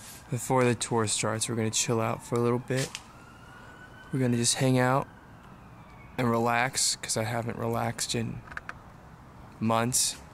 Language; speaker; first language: English; early bilingual, other home language; Korean